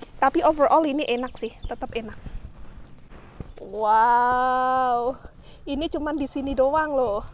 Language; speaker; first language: Indonesian; native; Indonesian